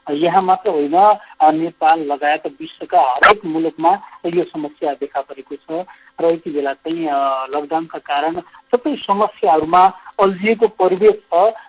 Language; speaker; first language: Nepali; native; Nepali